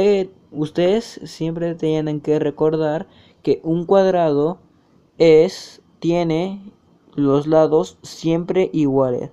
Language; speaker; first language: Spanish; native; Spanish